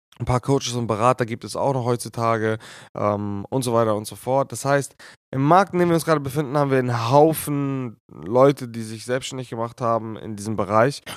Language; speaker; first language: German; native; German